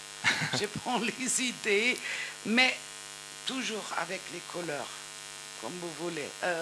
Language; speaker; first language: French; non-native, learner; German